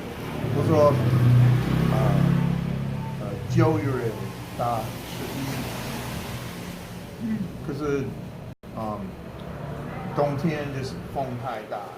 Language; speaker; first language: Chinese; non-native, learner; English